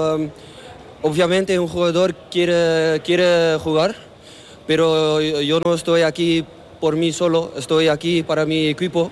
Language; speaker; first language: Spanish; non-native, learner; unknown